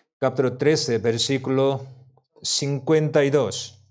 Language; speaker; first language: Spanish; non-native, learner; Korean